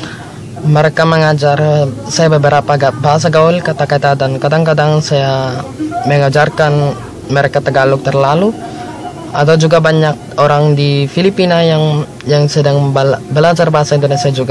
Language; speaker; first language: Indonesian; non-native, learner; Filipino